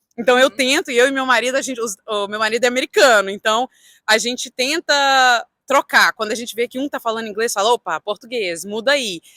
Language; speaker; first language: Portuguese; early bilingual, heritage; Portuguese